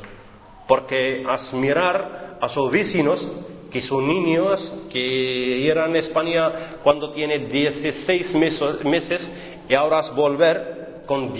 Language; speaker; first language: Spanish; non-native, fluent; Arabic